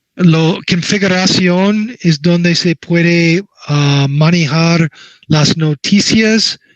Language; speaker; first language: Spanish; non-native, learner; English